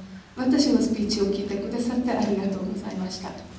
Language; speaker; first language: Japanese; non-native, learner; Hungarian